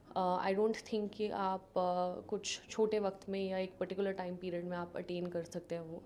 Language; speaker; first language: Hindi; native; Hindi